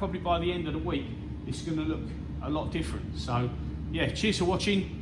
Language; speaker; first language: English; native; English